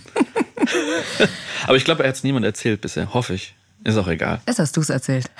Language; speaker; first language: German; native; German